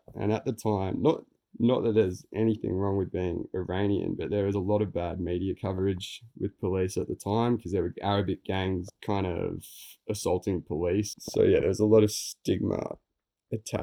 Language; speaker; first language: English; native; English